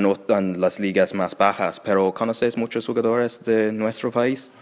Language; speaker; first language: Spanish; non-native, learner; English